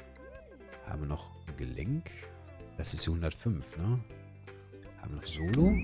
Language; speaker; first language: German; native; German